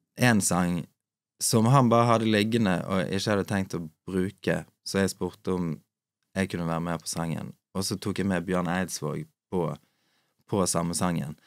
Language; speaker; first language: Norwegian; native; Norwegian